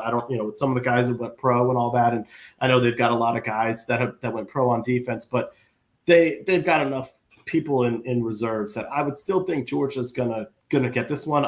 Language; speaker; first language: English; native; English